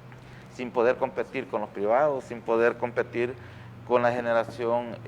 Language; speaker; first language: Spanish; native; Spanish